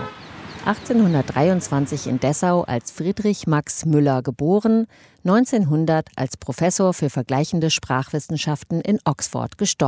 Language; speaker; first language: German; native; German